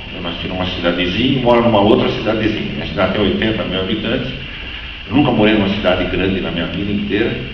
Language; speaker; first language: Portuguese; native; Portuguese